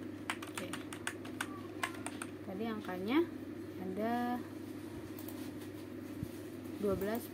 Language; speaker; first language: Indonesian; native; Indonesian